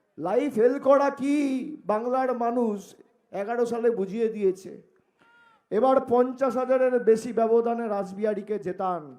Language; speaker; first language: Bangla; native; Bangla